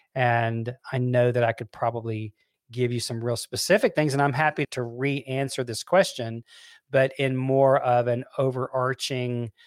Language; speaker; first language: English; native; English